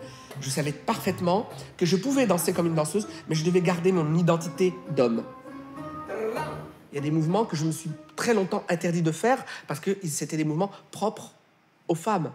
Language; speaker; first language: French; non-native, local second language; Arabic